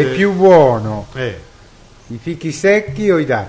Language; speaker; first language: Italian; native; Italian